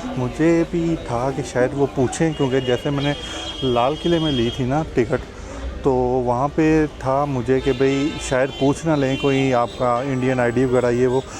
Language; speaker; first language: Urdu; native; Urdu